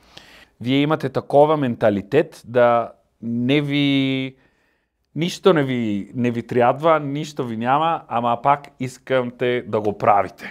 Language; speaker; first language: Bulgarian; non-native, learner; Italian